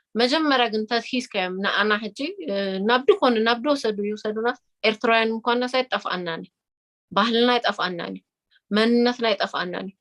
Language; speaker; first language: Tigrinya; early bilingual, heritage; Tigrinya